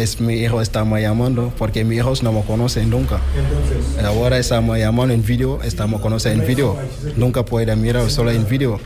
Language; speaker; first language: Spanish; non-native, learner; Wolof